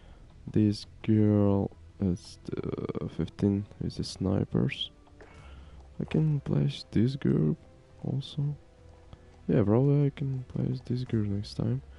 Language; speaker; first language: English; non-native, learner; Ukrainian